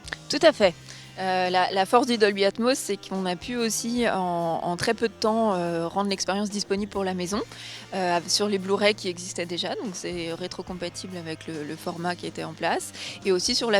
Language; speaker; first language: French; native; French